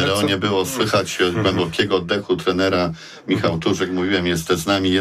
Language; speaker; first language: Polish; native; Polish